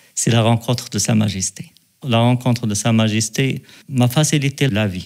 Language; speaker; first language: French; non-native, local second language; Arabic